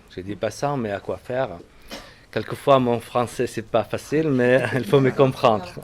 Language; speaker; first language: French; non-native, fluent; Arabic